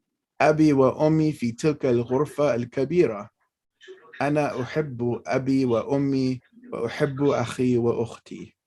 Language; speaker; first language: Arabic; non-native, fluent; English